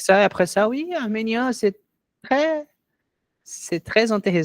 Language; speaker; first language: French; non-native, learner; Portuguese